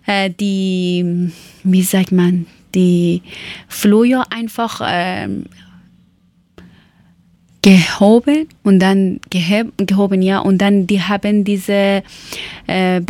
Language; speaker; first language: German; non-native, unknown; Persian